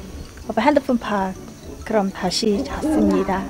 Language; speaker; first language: Korean; non-native, learner; Vietnamese